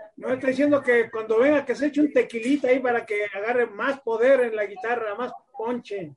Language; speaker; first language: Spanish; native; Spanish